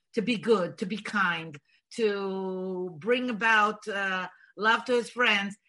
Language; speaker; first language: English; non-native, fluent; Bulgarian